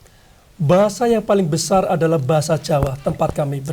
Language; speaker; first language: Indonesian; non-native, local second language; Javanese